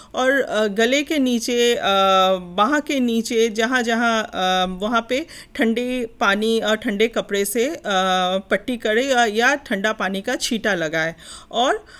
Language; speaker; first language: Hindi; non-native, local second language; Bangla